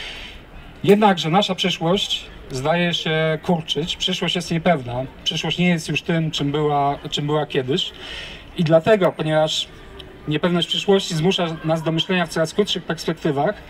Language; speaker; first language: Polish; native; Polish